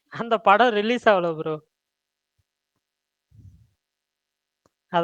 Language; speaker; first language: Tamil; native; Tamil